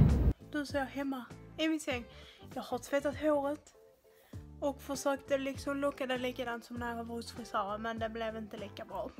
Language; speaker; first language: Swedish; native; Swedish